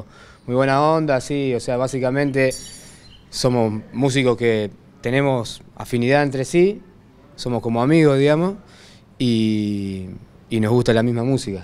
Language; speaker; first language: Spanish; native; Spanish